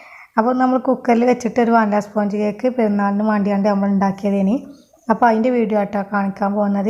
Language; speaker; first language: Malayalam; native; Malayalam